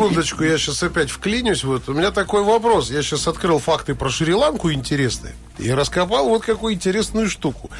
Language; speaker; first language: Russian; native; Russian